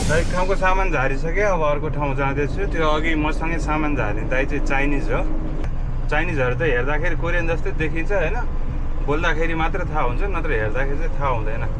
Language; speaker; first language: Nepali; native; Nepali